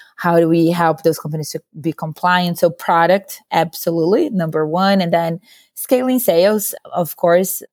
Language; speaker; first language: English; non-native, fluent; Portuguese